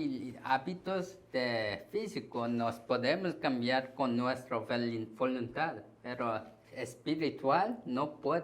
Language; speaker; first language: Spanish; non-native, learner; Korean